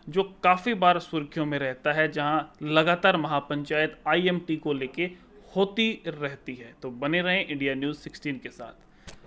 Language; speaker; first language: Hindi; native; Hindi